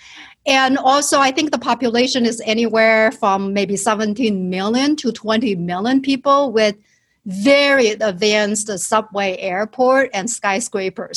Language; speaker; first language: English; non-native, fluent; Chinese